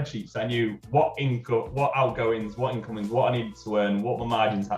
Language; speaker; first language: English; native; English